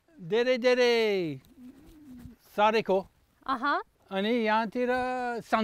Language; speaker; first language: Nepali; non-native, learner; English